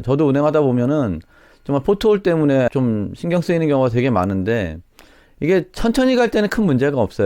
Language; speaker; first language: Korean; native; Korean